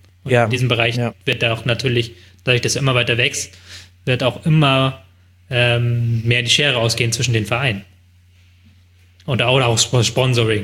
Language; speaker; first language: German; native; German